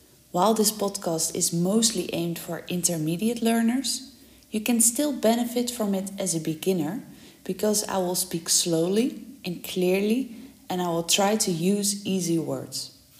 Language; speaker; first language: English; non-native, fluent; Dutch